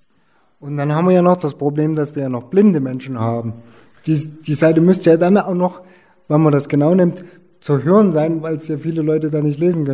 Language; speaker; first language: German; native; German